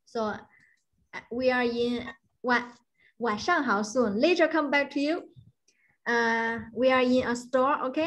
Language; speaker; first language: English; non-native, fluent; Chinese